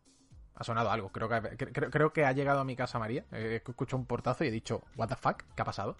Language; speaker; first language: Spanish; native; Spanish